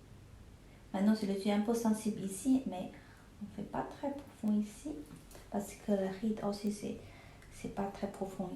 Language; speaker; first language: French; non-native, learner; Chinese